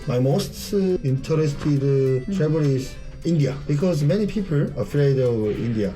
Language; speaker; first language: English; non-native, learner; Korean